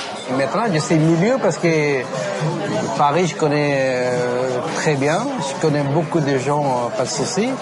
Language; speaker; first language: French; native; French